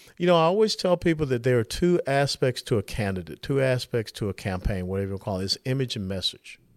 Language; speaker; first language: English; native; English